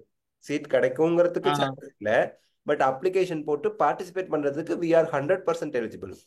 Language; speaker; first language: Tamil; native; Tamil